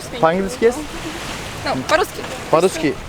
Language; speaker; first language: Russian; non-native, learner; Turkish